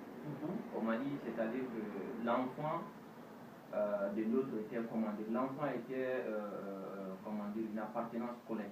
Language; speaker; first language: French; non-native, local second language; Bambara